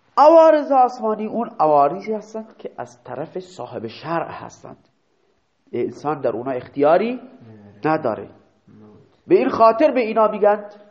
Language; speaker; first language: Persian; non-native, local second language; Baluchi